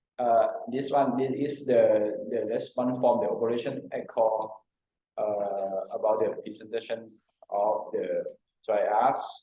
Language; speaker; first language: English; non-native, learner; Thai